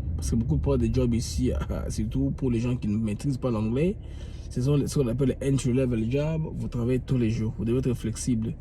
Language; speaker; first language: French; non-native, local second language; Lingala